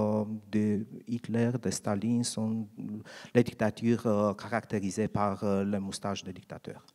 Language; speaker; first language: French; non-native, learner; Romanian